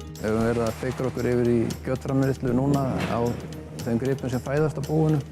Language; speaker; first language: Icelandic; native; Icelandic